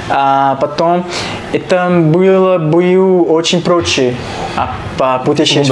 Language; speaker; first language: Russian; non-native, learner; Portuguese